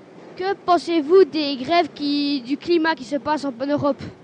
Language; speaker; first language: French; native; French